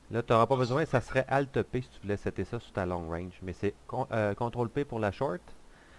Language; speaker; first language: French; native; French